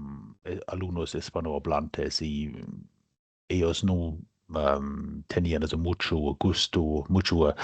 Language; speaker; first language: Spanish; non-native, learner; English